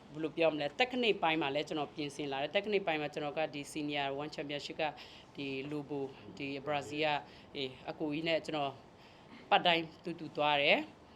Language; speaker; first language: Burmese; native; Burmese